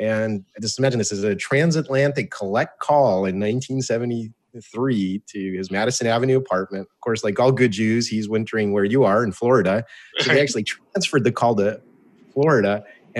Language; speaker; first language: English; early bilingual, other home language; Russian